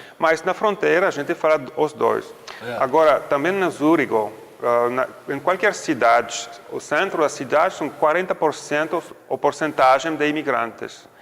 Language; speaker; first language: Portuguese; non-native, fluent; French